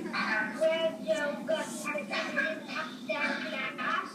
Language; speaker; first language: English; non-native, learner; Spanish